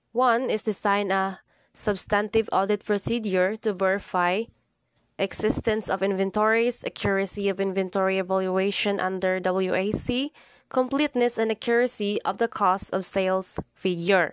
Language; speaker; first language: English; non-native, local second language; Cebuano